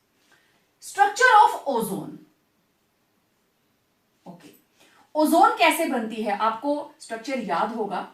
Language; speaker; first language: Hindi; native; Hindi